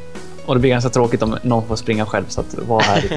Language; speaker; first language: Swedish; native; Swedish